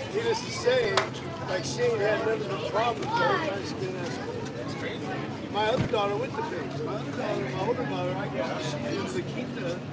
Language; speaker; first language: English; native; English